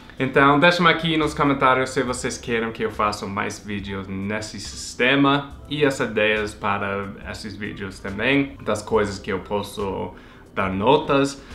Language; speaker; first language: Portuguese; non-native, fluent; English